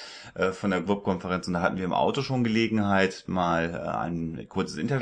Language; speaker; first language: German; native; German